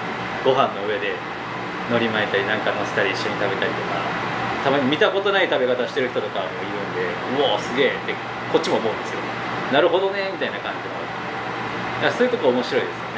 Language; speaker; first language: Japanese; native; Japanese